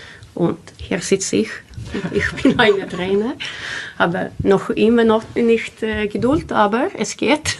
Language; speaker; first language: German; non-native, learner; Swedish